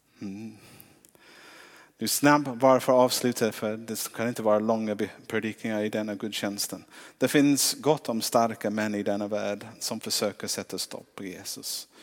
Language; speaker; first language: Swedish; non-native, fluent; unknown